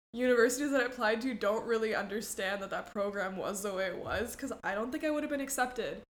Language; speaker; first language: English; early bilingual, other home language; Spanish